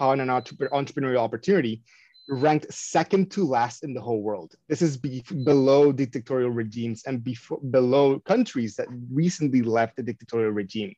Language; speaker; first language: English; non-native, fluent; Spanish